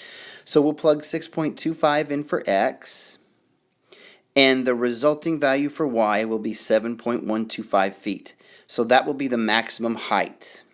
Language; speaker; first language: English; native; English